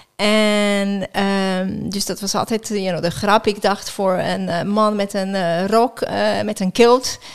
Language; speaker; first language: Dutch; non-native, fluent; French